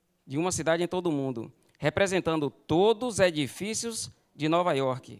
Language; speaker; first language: Portuguese; native; Portuguese